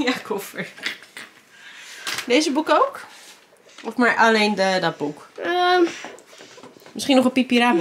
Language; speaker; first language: Dutch; native; Dutch